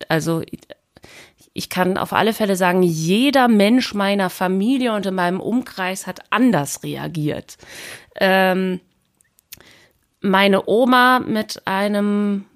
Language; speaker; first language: German; native; German